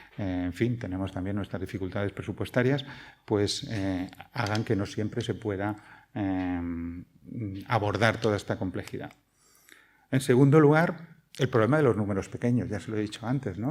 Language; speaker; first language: Spanish; native; Spanish